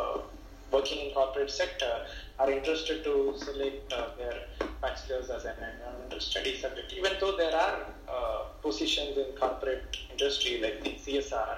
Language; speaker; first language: English; non-native, local second language; Malayalam